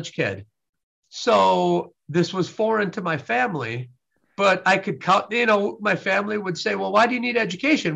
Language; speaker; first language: English; native; English